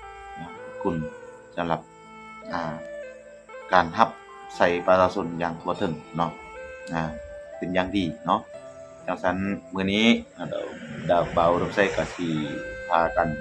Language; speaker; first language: Thai; non-native, local second language; Lao